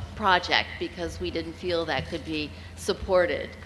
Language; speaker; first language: English; native; English